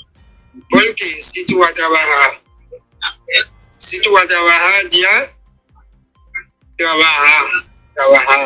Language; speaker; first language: Spanish; non-native, learner; Haitian Creole